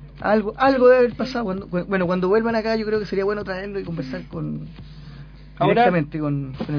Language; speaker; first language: Spanish; native; Spanish